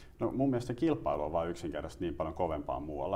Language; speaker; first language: Finnish; native; Finnish